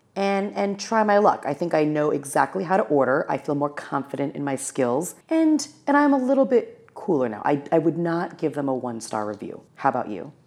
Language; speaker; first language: English; native; English